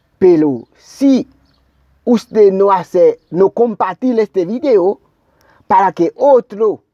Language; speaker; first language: Spanish; non-native, learner; Haitian Creole